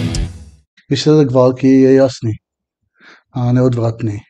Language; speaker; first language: Czech; non-native, fluent; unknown